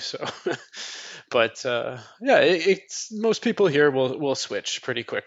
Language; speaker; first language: English; native; English